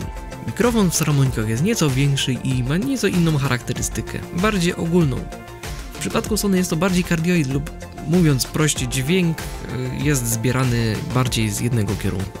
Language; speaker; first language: Polish; native; Polish